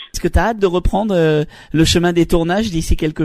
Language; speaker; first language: French; native; French